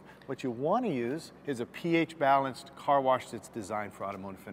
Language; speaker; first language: English; native; English